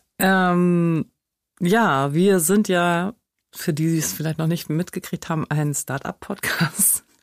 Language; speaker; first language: German; native; German